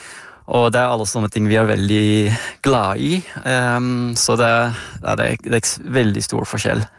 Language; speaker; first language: Norwegian; non-native, fluent; Dutch